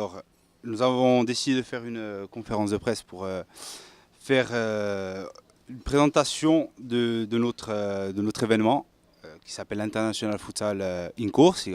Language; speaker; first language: French; native; French